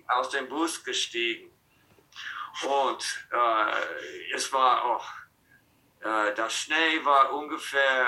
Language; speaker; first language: German; non-native, fluent; English